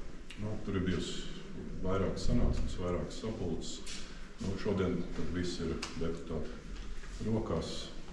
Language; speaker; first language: Latvian; native; Latvian